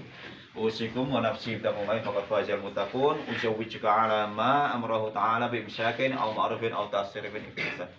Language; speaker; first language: Indonesian; native; Indonesian